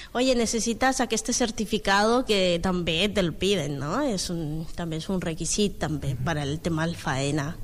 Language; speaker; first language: Catalan; non-native, learner; Spanish